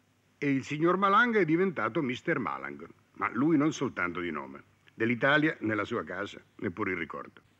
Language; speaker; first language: Italian; native; Italian